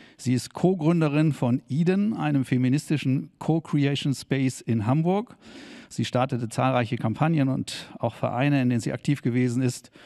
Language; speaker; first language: German; native; German